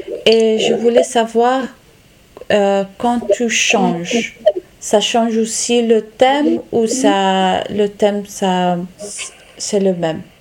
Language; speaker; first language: French; non-native, fluent; Italian